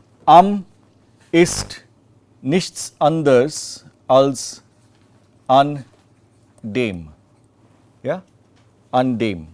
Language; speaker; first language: German; non-native, fluent; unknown